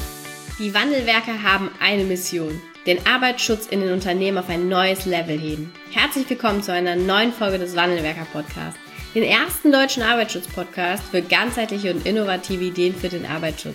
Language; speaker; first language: German; native; German